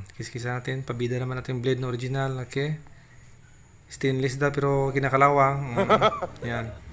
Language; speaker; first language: Filipino; non-native, local second language; Hiligaynon